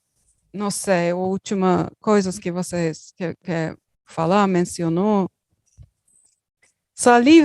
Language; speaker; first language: Portuguese; non-native, learner; Turkish